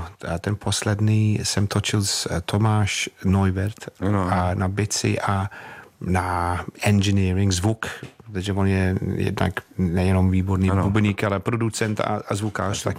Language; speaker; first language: Czech; non-native, learner; English